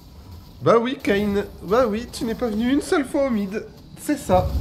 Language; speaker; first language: French; native; French